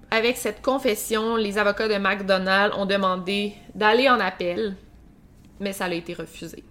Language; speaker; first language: French; native; French